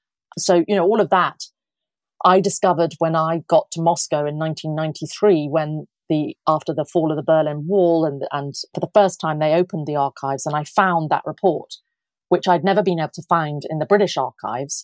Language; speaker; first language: English; native; English